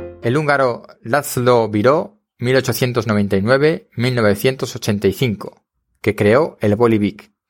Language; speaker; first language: Spanish; native; Spanish